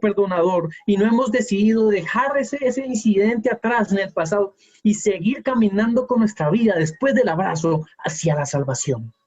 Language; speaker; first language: Spanish; native; Spanish